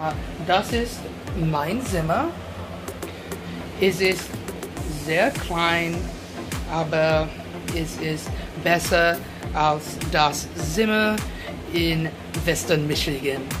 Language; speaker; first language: German; non-native, learner; English